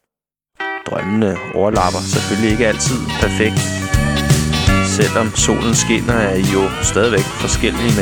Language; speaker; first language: Danish; native; Danish